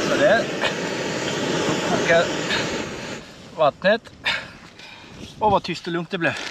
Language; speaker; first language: Swedish; native; Swedish